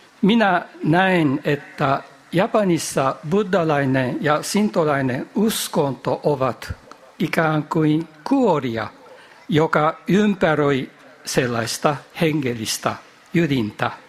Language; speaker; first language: Finnish; non-native, fluent; Japanese